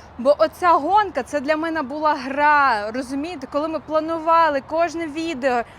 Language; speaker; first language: Ukrainian; non-native, local second language; Russian